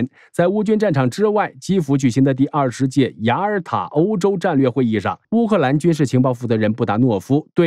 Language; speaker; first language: Chinese; native; Chinese